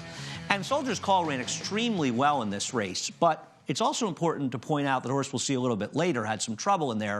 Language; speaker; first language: English; native; English